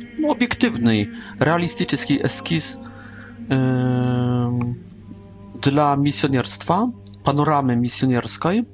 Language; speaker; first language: Polish; non-native, learner; Russian